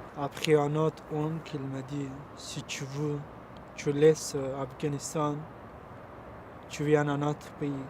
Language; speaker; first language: French; non-native, learner; Pashto